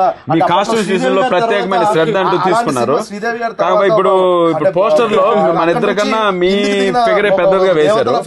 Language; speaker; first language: Telugu; native; Telugu